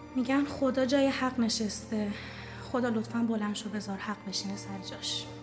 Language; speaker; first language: Persian; native; Persian